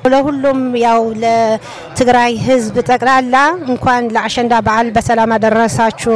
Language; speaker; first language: Amharic; non-native, local second language; Tigrinya